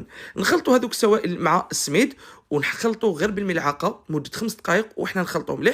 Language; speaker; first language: Arabic; native; Arabic